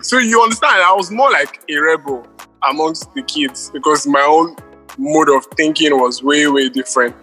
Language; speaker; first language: English; non-native, local second language; Yoruba